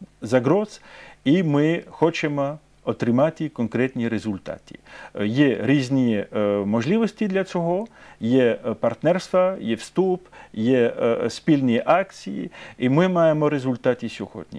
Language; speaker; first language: Ukrainian; non-native, fluent; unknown